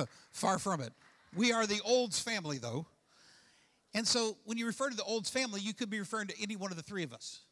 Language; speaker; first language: English; native; English